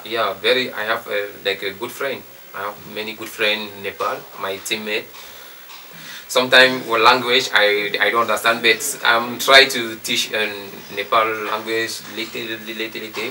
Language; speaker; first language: English; non-native, learner; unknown